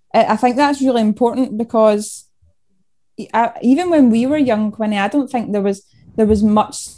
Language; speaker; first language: English; native; English